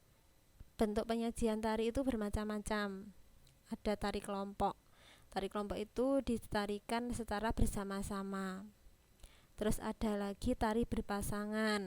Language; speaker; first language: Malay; non-native, local second language; Javanese